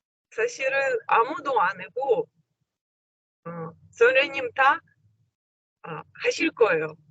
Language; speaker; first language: Korean; non-native, learner; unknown